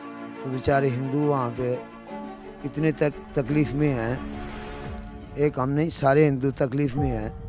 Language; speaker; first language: Urdu; non-native, local second language; Sindhi